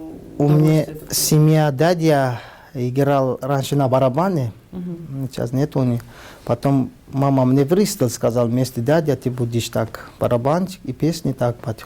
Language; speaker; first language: Russian; non-native, learner; Tajik